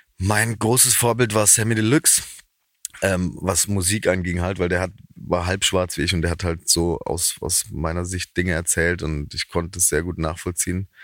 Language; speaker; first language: German; native; German